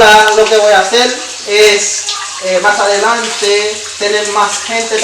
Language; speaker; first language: Spanish; non-native, learner; Haitian Creole